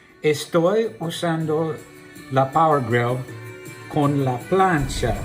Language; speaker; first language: Spanish; non-native, learner; English